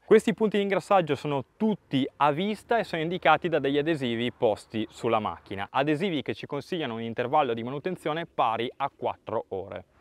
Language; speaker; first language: Italian; native; Italian